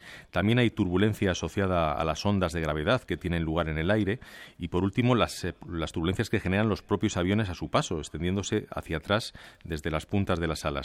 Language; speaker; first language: Spanish; native; Spanish